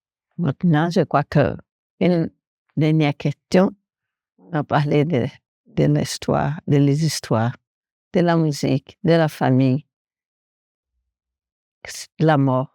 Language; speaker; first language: French; non-native, fluent; Portuguese